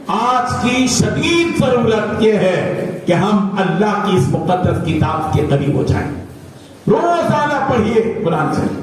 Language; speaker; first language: Urdu; native; Urdu